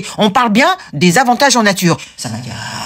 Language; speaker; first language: French; native; French